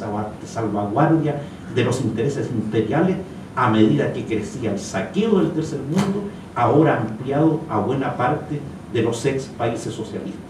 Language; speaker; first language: Spanish; native; Spanish